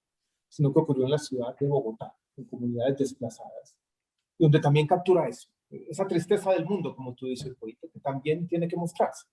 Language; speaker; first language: Spanish; native; Spanish